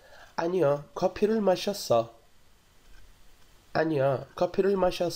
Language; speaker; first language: Korean; non-native, fluent; Portuguese